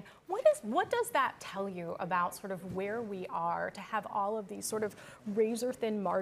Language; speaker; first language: English; native; English